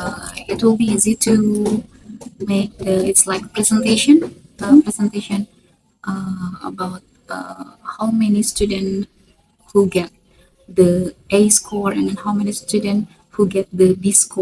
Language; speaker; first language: English; non-native, fluent; Indonesian